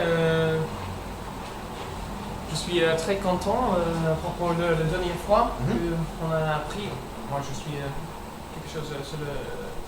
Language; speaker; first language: French; non-native, learner; English